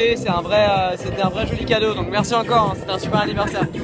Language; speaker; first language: French; native; French